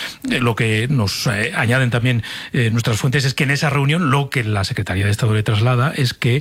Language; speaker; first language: Spanish; native; Spanish